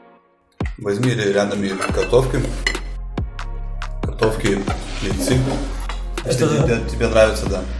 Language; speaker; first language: Russian; non-native, local second language; Lithuanian